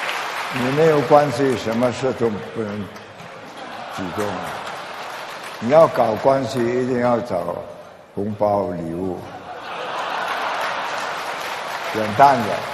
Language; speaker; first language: Chinese; non-native, local second language; English